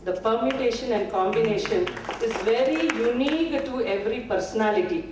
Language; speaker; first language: English; non-native, local second language; Kannada